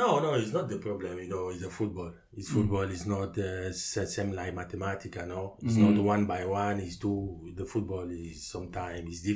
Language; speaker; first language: English; non-native, learner; French